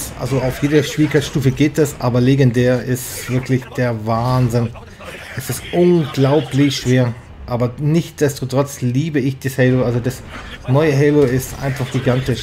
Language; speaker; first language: German; native; German